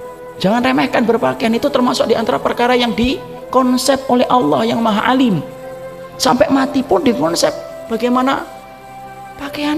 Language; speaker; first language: Indonesian; native; Indonesian